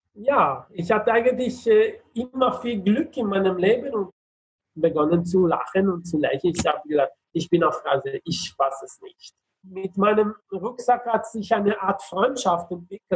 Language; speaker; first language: German; non-native, fluent; Italian